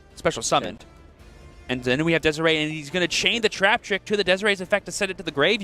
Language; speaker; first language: English; native; English